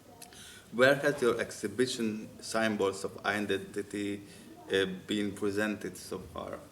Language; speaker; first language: English; non-native, fluent; Hungarian